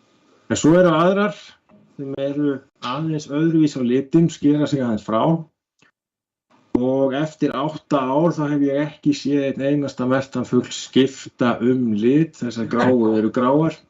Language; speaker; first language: Icelandic; native; Icelandic